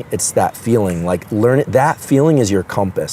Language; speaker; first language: English; native; English